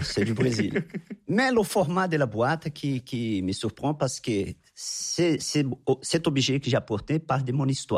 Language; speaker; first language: French; non-native, fluent; Portuguese